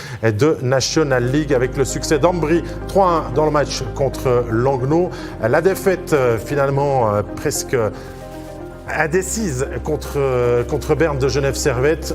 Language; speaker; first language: French; native; French